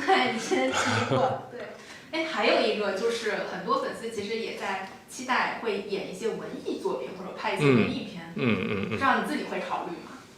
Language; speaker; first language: Chinese; native; Chinese